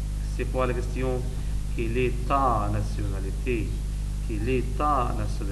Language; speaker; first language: French; non-native, learner; Arabic